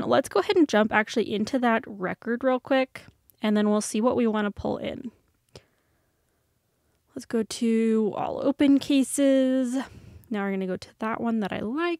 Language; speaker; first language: English; native; English